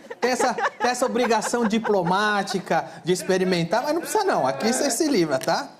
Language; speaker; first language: Portuguese; native; Portuguese